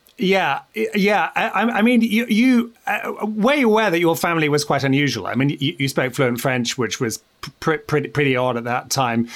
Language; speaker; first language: English; native; English